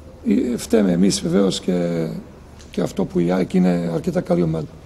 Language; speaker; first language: Greek; non-native, fluent; Serbian